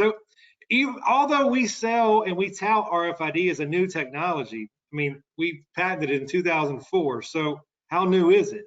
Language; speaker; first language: English; native; English